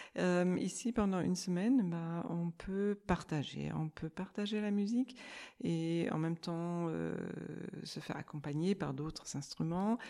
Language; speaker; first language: French; non-native, fluent; German